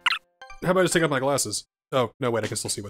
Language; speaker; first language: English; native; English